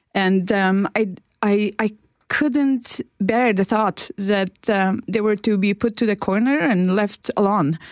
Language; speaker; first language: English; non-native, fluent; Polish